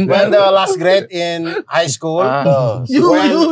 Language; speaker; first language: English; non-native, learner; Indonesian